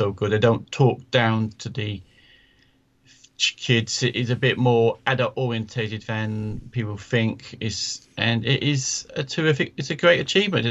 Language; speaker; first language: English; native; English